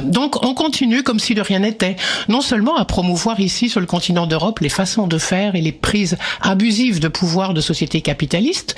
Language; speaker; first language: French; native; French